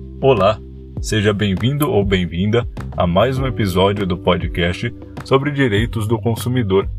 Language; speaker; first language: Portuguese; native; Portuguese